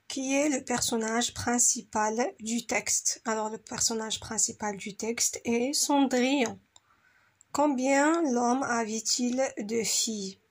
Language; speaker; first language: French; non-native, local second language; Arabic